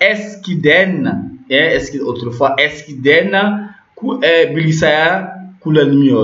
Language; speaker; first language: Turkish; non-native, learner; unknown